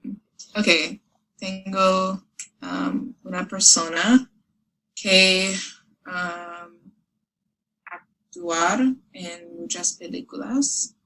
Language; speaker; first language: Spanish; non-native, learner; English